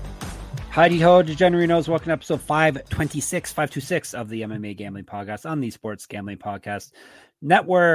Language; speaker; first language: English; native; English